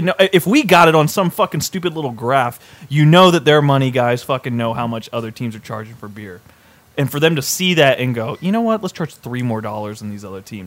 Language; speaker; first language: English; native; English